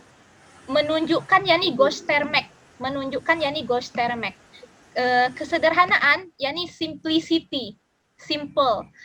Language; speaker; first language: Turkish; non-native, learner; Indonesian